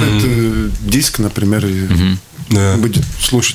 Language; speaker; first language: Russian; non-native, local second language; Latvian